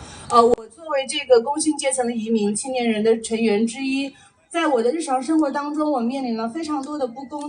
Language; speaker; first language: Chinese; native; Chinese